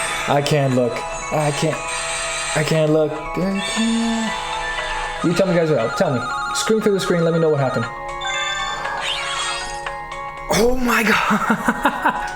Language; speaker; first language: English; native; English